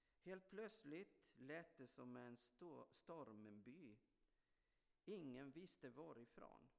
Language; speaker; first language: Swedish; non-native, fluent; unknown